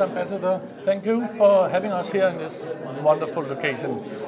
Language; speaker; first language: English; non-native, fluent; Danish